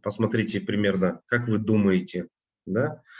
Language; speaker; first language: Russian; non-native, local second language; Kazakh